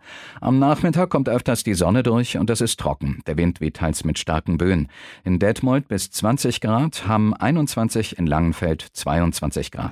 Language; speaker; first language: German; native; German